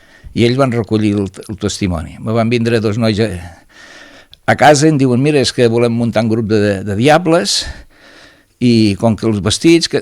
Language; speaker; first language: Catalan; native; Catalan